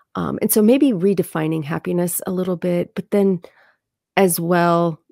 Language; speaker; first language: English; native; English